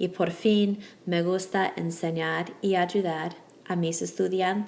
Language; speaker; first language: Spanish; non-native, fluent; English